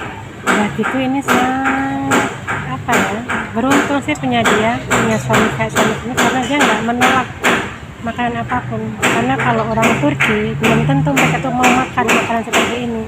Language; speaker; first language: Indonesian; native; Indonesian